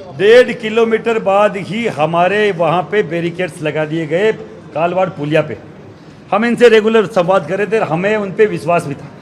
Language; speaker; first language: Hindi; native; Hindi